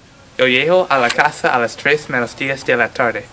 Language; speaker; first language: Spanish; non-native, learner; English